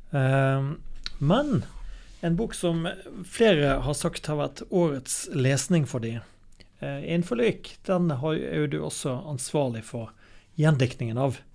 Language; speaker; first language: Norwegian; native; Norwegian